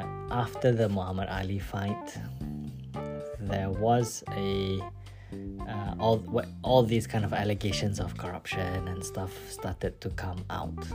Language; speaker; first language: English; non-native, local second language; Malay